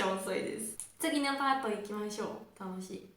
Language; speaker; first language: Japanese; non-native, learner; Georgian